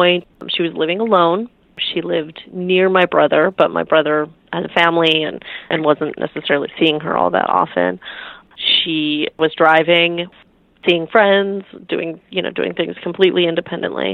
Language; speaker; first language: English; native; English